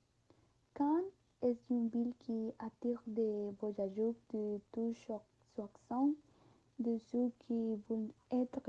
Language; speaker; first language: French; non-native, learner; Spanish